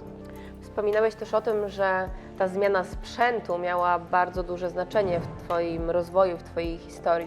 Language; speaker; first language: Polish; native; Polish